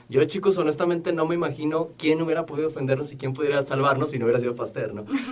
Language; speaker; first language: Spanish; native; Spanish